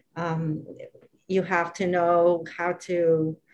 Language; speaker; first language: English; non-native, fluent; Bulgarian